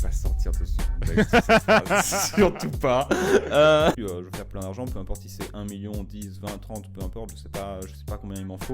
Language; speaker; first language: French; native; French